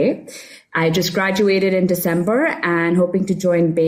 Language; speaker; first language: English; non-native, local second language; Urdu